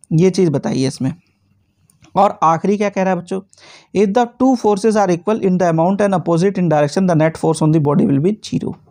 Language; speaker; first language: Hindi; native; Hindi